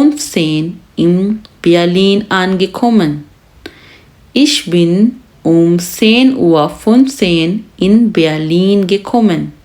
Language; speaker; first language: German; non-native, learner; Urdu